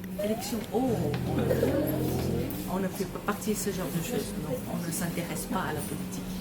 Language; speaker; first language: French; early bilingual, other home language; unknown